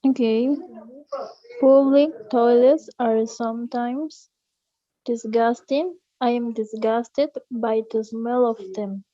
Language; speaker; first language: English; non-native, learner; Spanish